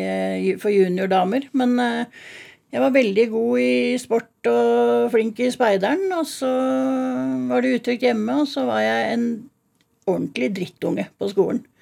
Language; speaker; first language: Norwegian; native; Norwegian